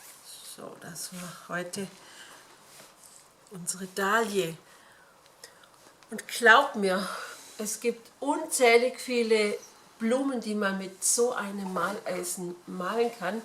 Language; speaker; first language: German; native; German